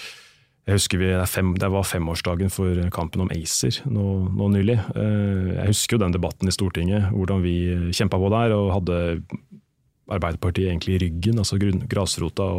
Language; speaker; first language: Norwegian; native; Norwegian